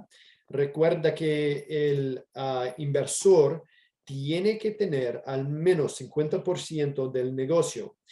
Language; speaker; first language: Spanish; non-native, fluent; English